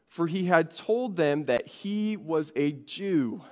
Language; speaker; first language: English; native; English